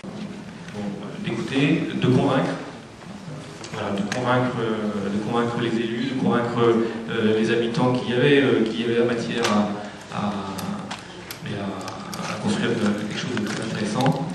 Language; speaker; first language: French; native; French